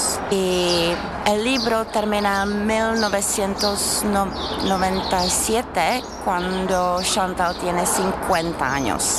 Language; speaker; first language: Spanish; non-native, fluent; Czech